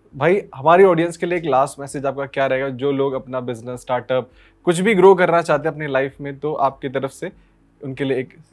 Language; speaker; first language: Hindi; native; Hindi